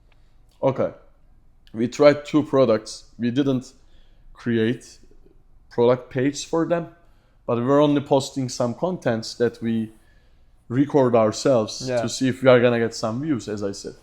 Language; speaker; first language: English; non-native, fluent; Turkish